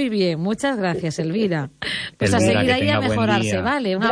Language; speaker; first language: Spanish; native; Spanish